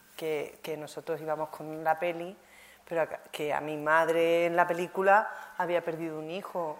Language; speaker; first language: Spanish; native; Spanish